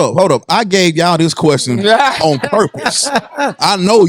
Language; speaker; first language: English; native; English